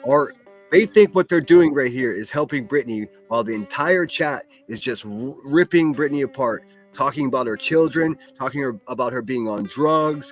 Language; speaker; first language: English; native; English